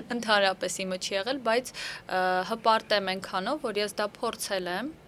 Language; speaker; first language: Armenian; native; Armenian